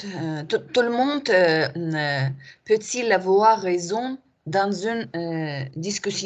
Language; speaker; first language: French; non-native, learner; Russian